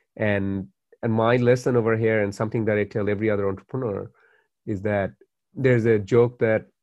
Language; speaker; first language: English; non-native, local second language; Bangla